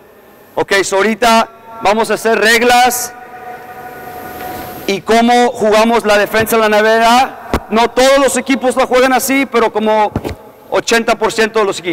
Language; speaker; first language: Spanish; early bilingual, heritage; English